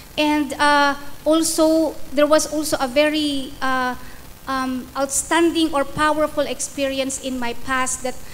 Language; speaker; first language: English; non-native, local second language; Iloko